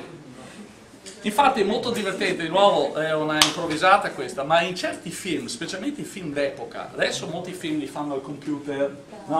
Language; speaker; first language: Italian; native; Italian